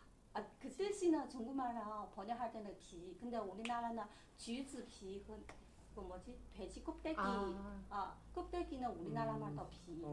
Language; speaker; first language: Korean; non-native, learner; Chinese